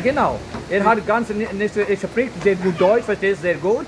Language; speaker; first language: German; non-native, learner; Urdu